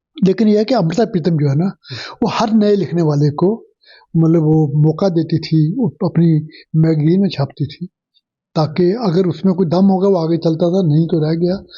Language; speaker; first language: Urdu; non-native, local second language; Punjabi